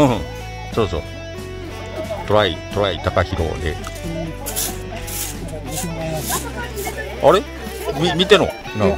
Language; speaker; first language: Japanese; native; Japanese